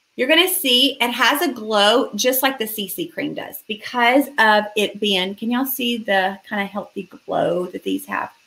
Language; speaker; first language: English; native; English